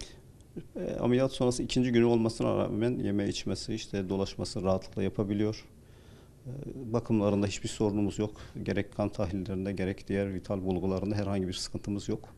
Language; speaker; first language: Turkish; native; Turkish